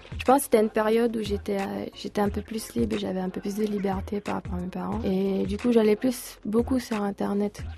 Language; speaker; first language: French; early bilingual, other home language; Portuguese